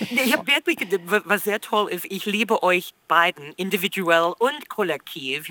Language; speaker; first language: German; non-native, fluent; English